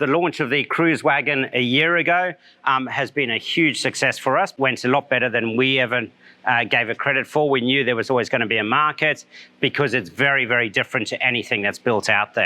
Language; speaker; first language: English; native; English